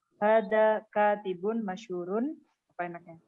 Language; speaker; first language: Indonesian; native; Indonesian